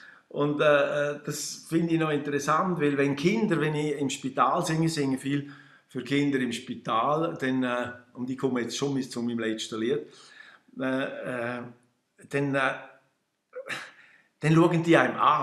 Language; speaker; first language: German; native; German